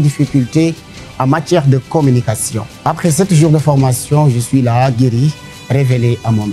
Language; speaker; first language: French; non-native, local second language; Wolof